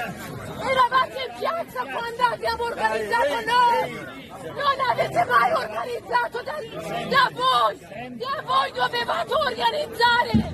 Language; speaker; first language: Italian; non-native, fluent; Persian